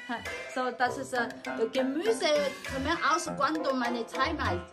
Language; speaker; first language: German; non-native, learner; Chinese